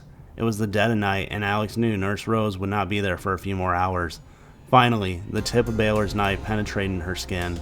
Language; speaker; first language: English; native; English